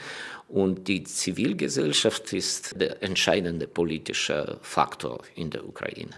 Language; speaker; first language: German; non-native, fluent; Ukrainian